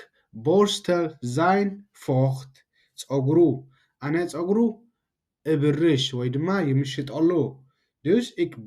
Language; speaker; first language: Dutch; non-native, learner; Tigrinya